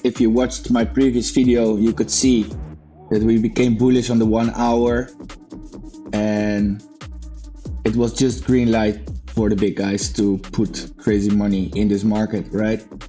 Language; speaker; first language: English; non-native, fluent; Dutch